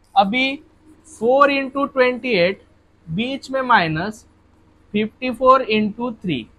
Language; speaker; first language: Hindi; non-native, local second language; Marathi